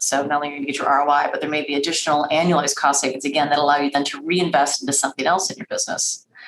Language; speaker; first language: English; native; English